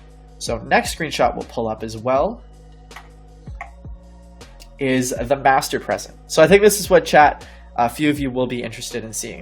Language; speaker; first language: English; native; English